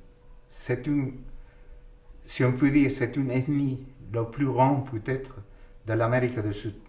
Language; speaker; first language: French; non-native, fluent; Quechua